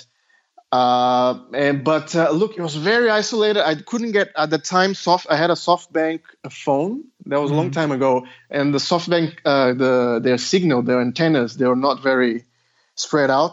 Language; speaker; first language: English; non-native, fluent; Portuguese